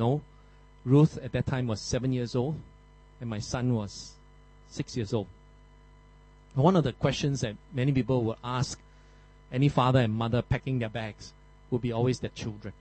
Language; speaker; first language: English; non-native, local second language; Min Nan Chinese